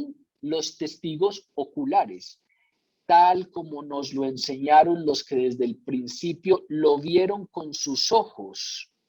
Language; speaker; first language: Spanish; native; Spanish